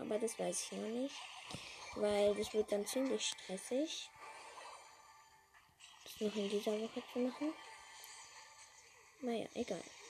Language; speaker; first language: German; native; German